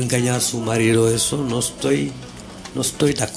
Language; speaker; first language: Spanish; non-native, fluent; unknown